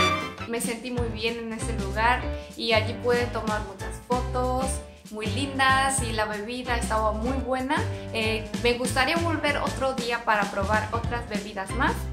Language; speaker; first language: Spanish; non-native, fluent; Korean